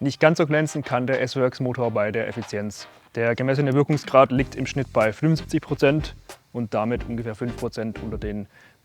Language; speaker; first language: German; native; German